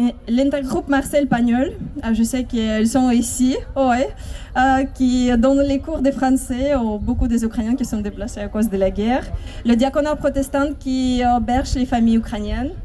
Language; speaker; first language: French; non-native, fluent; Ukrainian